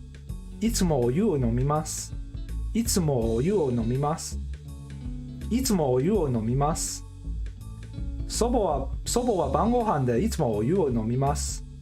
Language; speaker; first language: Japanese; non-native, learner; English